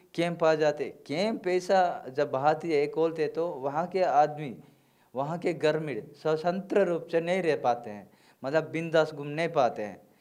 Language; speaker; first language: Hindi; non-native, local second language; Gondi